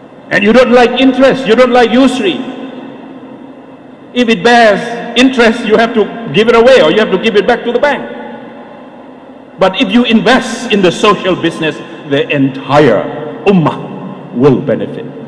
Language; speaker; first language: English; non-native, fluent; Thai